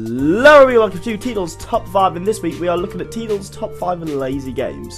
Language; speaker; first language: English; native; English